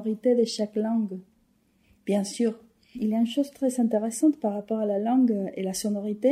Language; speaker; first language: French; non-native, fluent; Spanish